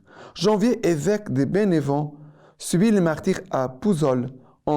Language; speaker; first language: French; non-native, fluent; Portuguese